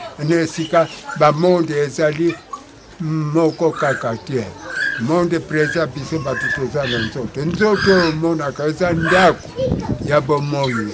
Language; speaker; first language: Lingala; non-native, local second language; Kongo